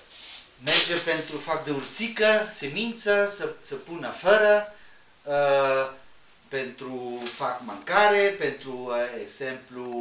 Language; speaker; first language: Romanian; non-native, learner; Spanish